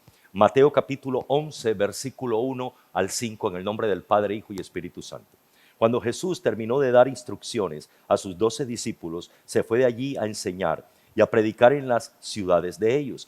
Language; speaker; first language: Spanish; native; Spanish